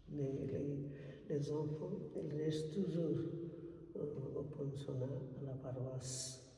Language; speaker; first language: French; non-native, fluent; Bangla